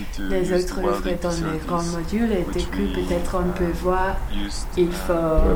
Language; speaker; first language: French; non-native, learner; English